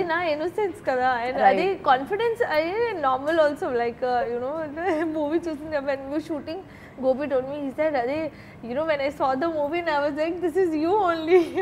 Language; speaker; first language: Telugu; non-native, learner; Hindi